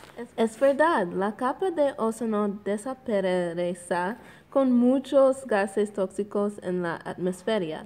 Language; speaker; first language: Spanish; non-native, learner; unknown